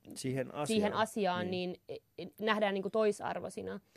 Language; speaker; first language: Finnish; native; Finnish